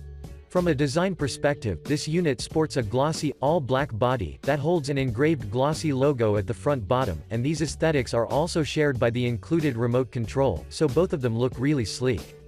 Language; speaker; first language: English; non-native, fluent; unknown